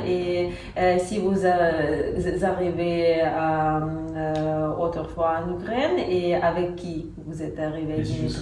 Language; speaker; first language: French; non-native, learner; Ukrainian